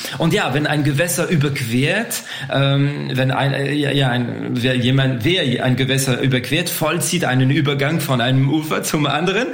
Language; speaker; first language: German; non-native, local second language; French